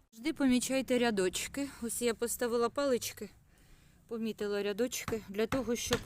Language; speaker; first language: Ukrainian; non-native, local second language; Russian